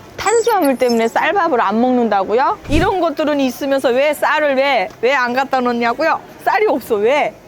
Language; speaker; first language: Korean; native; Korean